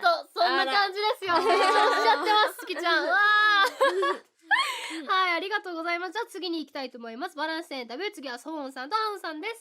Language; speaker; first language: Japanese; native; Japanese